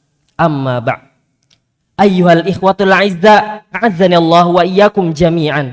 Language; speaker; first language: Arabic; non-native, learner; Indonesian